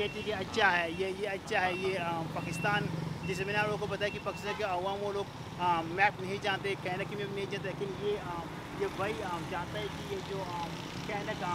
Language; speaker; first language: Hindi; non-native, learner; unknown